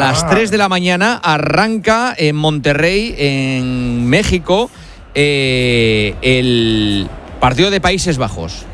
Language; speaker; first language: Spanish; native; Spanish